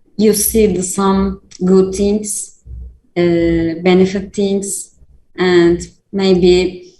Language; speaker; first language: English; non-native, learner; Turkish